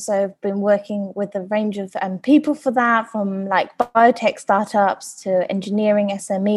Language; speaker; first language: English; native; English